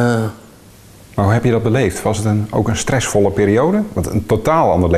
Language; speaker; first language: Dutch; native; Dutch